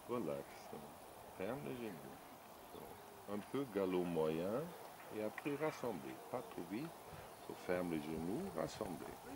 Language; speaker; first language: French; non-native, learner; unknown